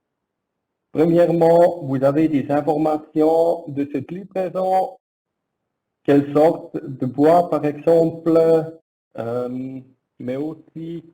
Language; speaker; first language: French; non-native, learner; German